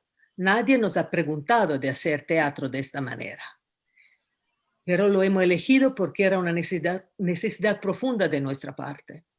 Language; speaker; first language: Spanish; non-native, fluent; Italian